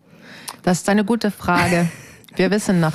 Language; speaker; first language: German; non-native, fluent; French